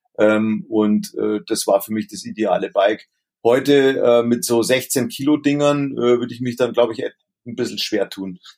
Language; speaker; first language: German; native; German